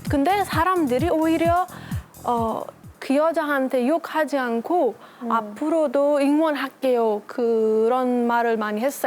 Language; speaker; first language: Korean; non-native, fluent; Persian